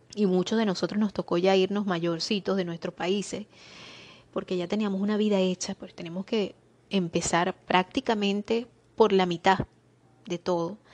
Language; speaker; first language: Spanish; native; Spanish